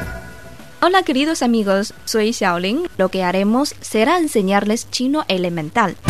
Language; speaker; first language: Spanish; non-native, fluent; Chinese